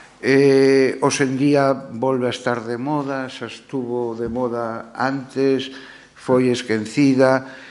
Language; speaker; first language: Galician; non-native, local second language; Spanish